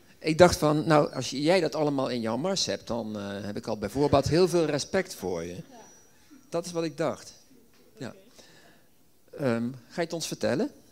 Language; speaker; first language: Dutch; native; Dutch